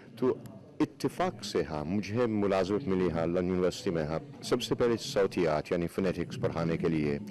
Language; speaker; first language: Urdu; non-native, fluent; English